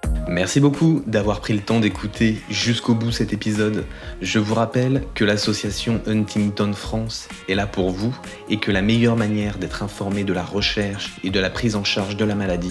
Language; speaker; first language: French; native; French